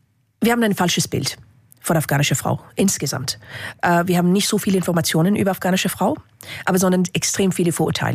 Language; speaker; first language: German; non-native, fluent; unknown